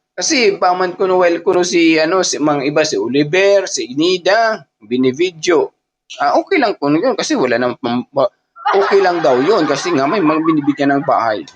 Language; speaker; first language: Filipino; non-native, local second language; Waray